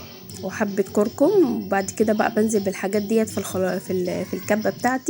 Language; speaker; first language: Arabic; native; Arabic